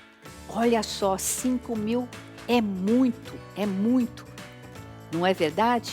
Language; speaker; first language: Portuguese; native; Portuguese